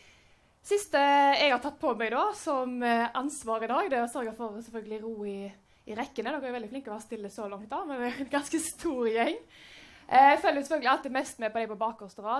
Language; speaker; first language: Norwegian; native; Norwegian